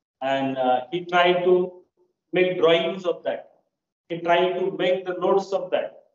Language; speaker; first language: English; non-native, local second language; Marathi